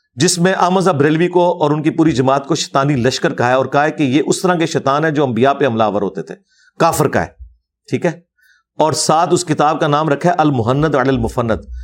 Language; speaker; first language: Urdu; non-native, local second language; Punjabi